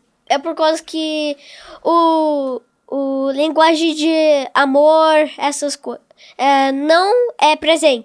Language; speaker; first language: Portuguese; non-native, local second language; English